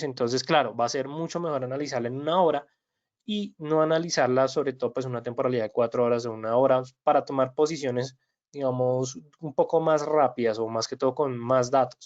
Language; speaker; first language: Spanish; native; Spanish